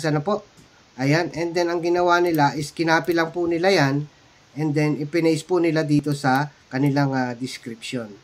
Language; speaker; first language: Filipino; native; Filipino